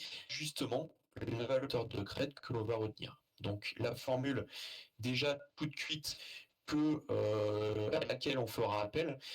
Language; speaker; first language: French; native; French